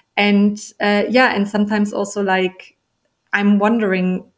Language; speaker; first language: English; non-native, fluent; German